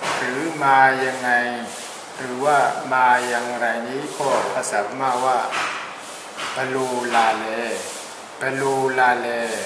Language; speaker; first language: Thai; non-native, fluent; Burmese